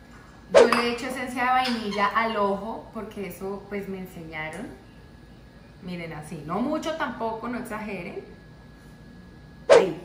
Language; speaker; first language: Spanish; native; Spanish